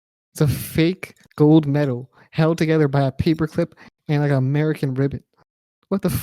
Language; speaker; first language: English; native; English